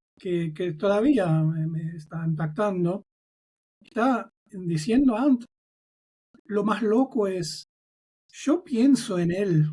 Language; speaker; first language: Spanish; non-native, fluent; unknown